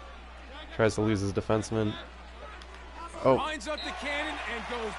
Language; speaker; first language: English; native; English